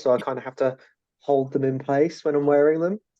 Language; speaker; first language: English; native; English